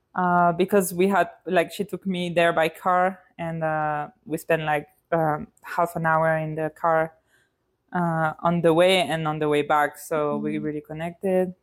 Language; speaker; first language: English; non-native, fluent; French